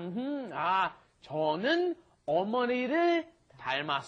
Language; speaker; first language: Korean; non-native, fluent; English